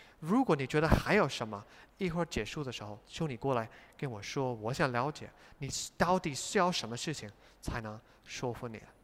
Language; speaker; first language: Chinese; non-native, fluent; English